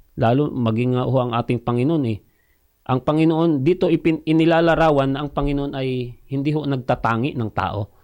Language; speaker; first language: Filipino; non-native, local second language; Cebuano